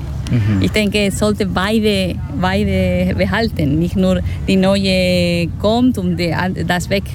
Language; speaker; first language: German; non-native, fluent; Spanish